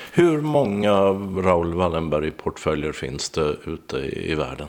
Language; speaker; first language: Swedish; native; Swedish